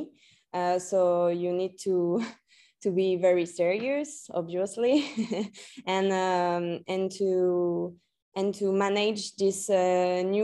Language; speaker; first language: English; non-native, learner; French